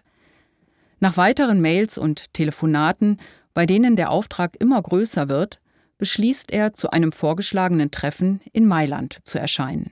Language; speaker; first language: German; native; German